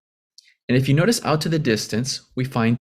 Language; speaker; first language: English; native; English